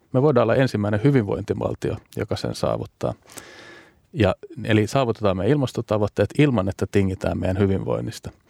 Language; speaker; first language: Finnish; native; Finnish